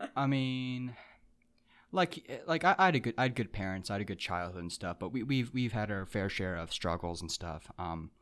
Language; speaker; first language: English; early bilingual, other home language; Japanese